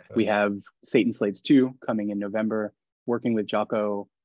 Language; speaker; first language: English; native; English